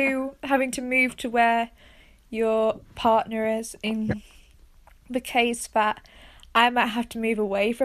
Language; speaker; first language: English; native; English